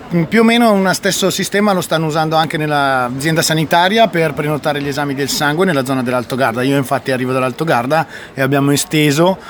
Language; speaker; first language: Italian; native; Italian